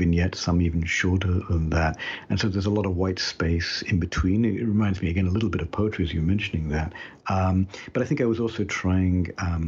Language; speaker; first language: English; native; English